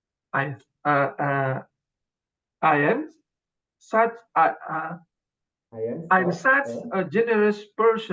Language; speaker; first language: English; non-native, learner; Indonesian